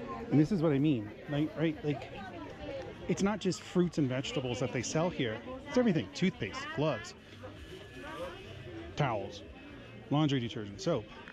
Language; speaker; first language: English; native; English